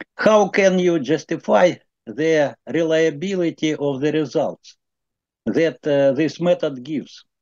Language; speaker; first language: English; non-native, learner; Ukrainian